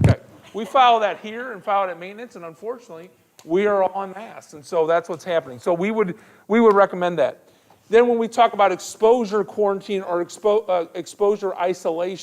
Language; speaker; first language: English; native; English